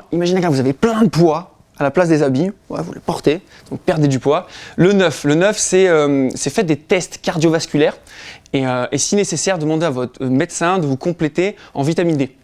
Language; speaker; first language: French; native; French